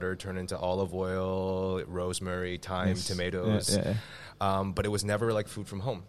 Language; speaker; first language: English; non-native, fluent; Chinese